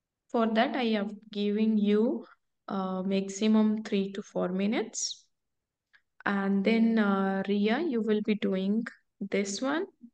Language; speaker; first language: English; non-native, local second language; Hindi